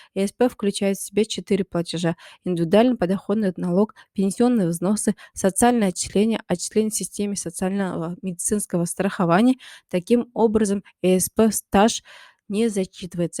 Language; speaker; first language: Russian; non-native, local second language; Kazakh